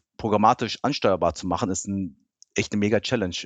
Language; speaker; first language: German; early bilingual, other home language; Japanese